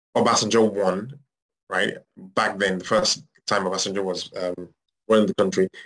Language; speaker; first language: English; non-native, local second language; Yoruba